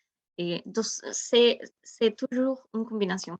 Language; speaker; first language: French; non-native, learner; Spanish